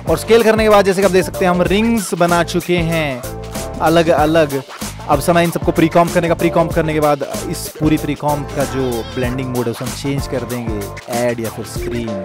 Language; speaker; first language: Hindi; native; Hindi